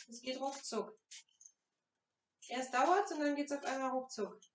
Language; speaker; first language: German; non-native, fluent; French